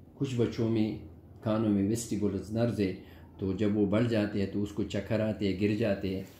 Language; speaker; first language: Urdu; non-native, local second language; Pashto